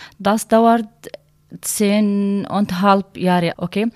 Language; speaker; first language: German; non-native, learner; Kurdish